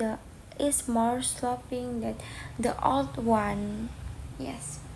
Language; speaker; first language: English; non-native, learner; Indonesian